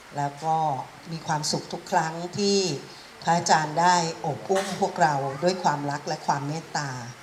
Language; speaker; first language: Thai; native; Thai